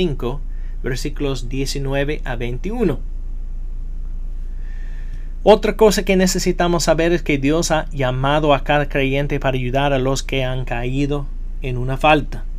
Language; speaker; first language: Spanish; non-native, fluent; English